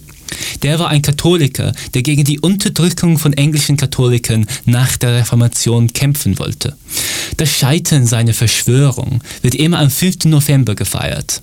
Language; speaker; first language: German; non-native, fluent; English